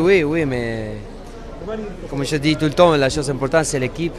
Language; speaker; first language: French; non-native, learner; Spanish